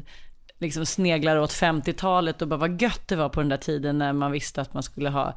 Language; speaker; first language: Swedish; native; Swedish